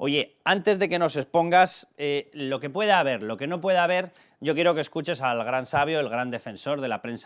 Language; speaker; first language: Spanish; native; Spanish